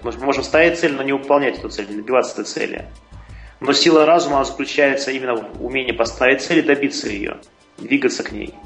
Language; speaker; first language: Russian; native; Russian